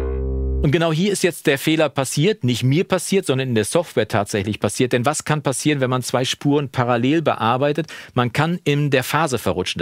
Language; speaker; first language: German; native; German